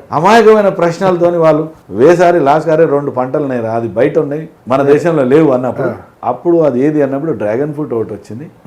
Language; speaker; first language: Telugu; native; Telugu